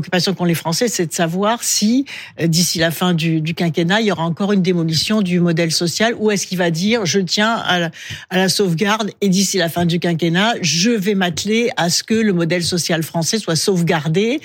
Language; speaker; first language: French; native; French